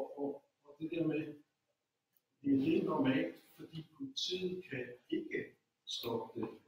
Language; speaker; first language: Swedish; non-native, learner; Danish